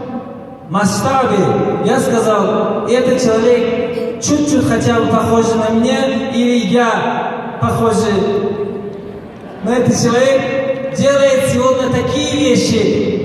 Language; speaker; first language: Russian; non-native, local second language; Tajik